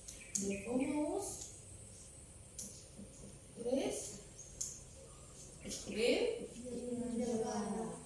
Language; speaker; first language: English; non-native, learner; Indonesian